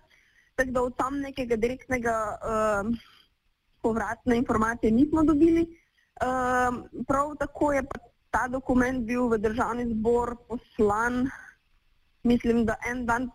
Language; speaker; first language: Slovenian; native; Slovenian